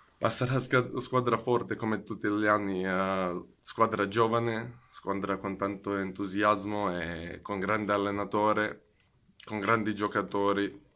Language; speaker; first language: Italian; non-native, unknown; Serbian